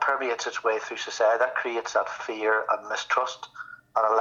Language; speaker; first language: English; native; English